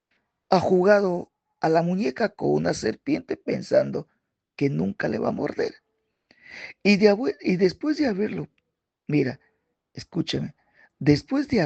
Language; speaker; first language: Spanish; native; Spanish